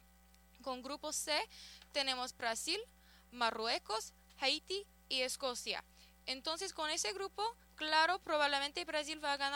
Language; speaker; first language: Spanish; early bilingual, heritage; Spanish